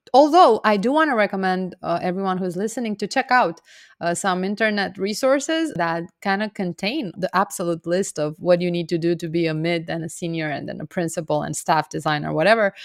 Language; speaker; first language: English; non-native, fluent; Romanian